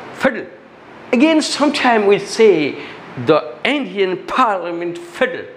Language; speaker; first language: English; non-native, local second language; Hindi